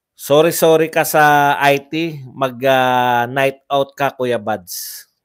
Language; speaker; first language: Filipino; non-native, local second language; Cebuano